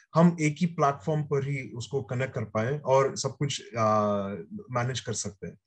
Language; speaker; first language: Hindi; native; Hindi